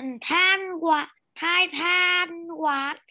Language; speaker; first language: Chinese; non-native, learner; Vietnamese